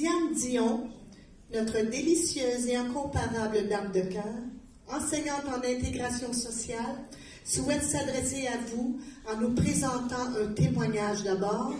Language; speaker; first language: French; native; French